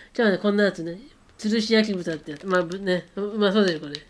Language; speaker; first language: Japanese; native; Japanese